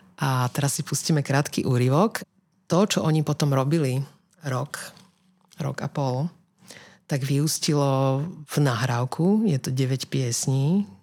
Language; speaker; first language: Slovak; native; Slovak